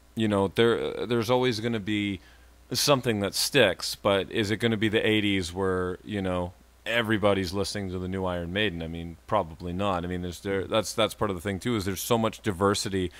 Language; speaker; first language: English; native; English